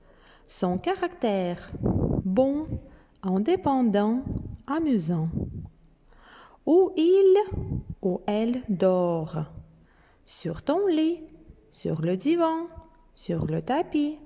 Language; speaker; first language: French; non-native, fluent; Russian